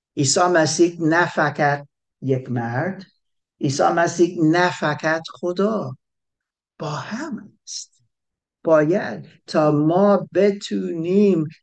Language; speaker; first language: Persian; non-native, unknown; English